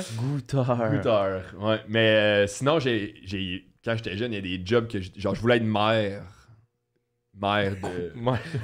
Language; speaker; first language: French; native; French